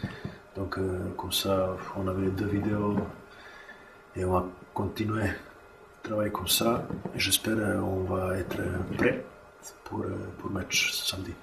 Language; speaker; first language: French; non-native, learner; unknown